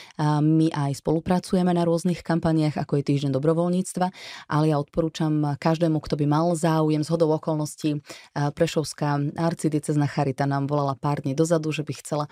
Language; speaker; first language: Slovak; native; Slovak